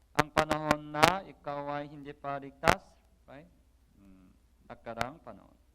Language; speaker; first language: Filipino; non-native, learner; Korean